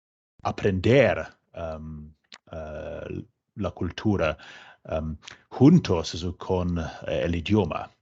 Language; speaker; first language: Spanish; non-native, fluent; English